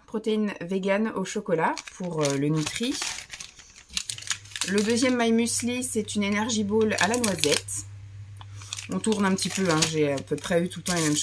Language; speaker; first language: French; native; French